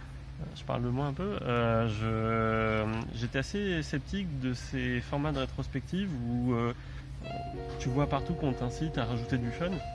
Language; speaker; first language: French; native; French